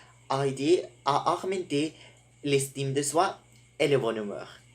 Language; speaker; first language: French; non-native, learner; Spanish